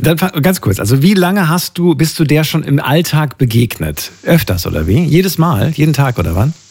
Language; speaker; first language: German; native; German